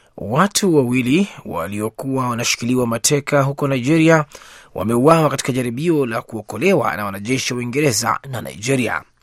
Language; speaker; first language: Swahili; native; Swahili